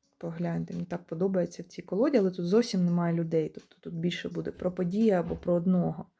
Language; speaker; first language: Ukrainian; non-native, local second language; Russian